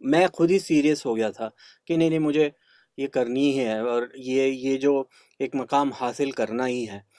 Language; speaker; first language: Hindi; non-native, local second language; Kannada